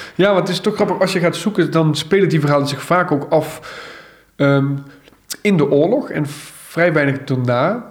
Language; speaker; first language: Dutch; native; Dutch